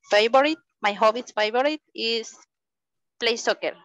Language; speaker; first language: English; non-native, learner; Spanish